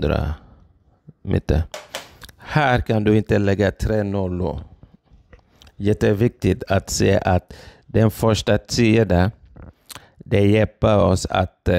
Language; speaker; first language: Swedish; non-native, fluent; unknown